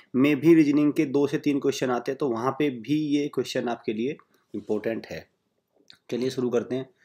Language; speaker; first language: Hindi; native; Hindi